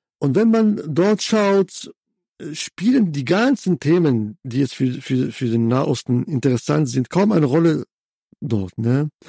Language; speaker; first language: German; non-native, fluent; Arabic